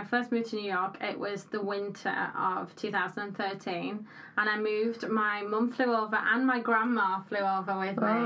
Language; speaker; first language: English; native; English